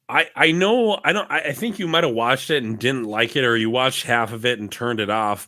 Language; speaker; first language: English; native; English